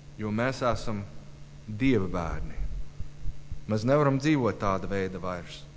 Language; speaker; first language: Latvian; non-native, learner; English